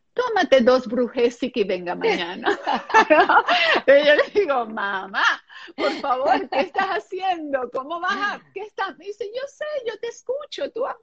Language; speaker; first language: Spanish; non-native, local second language; German